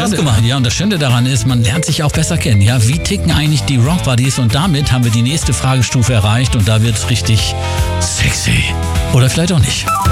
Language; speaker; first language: German; native; German